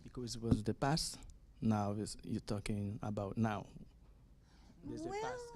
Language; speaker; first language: English; non-native, learner; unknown